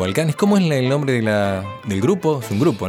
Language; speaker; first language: Spanish; native; Spanish